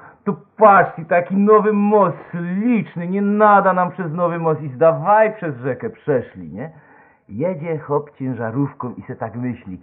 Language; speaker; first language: Polish; native; Polish